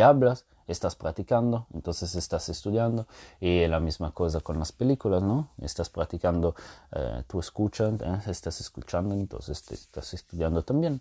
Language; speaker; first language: Spanish; non-native, fluent; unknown